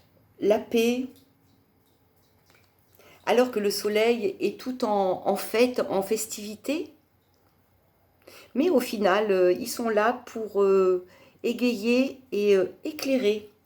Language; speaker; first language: French; native; French